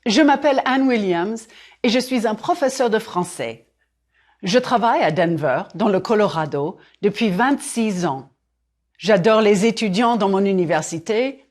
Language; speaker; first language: French; non-native, fluent; English